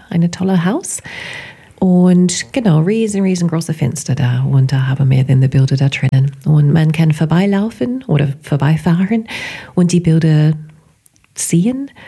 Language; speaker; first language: German; non-native, fluent; English